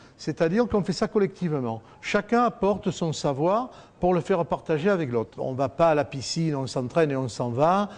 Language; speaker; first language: French; native; French